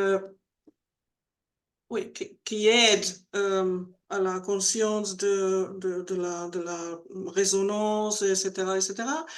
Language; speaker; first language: French; non-native, learner; Spanish